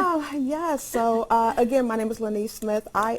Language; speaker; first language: English; native; English